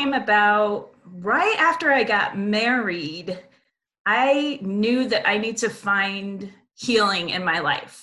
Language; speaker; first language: English; native; English